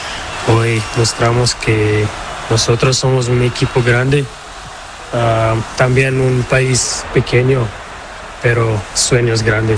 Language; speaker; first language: Spanish; non-native, fluent; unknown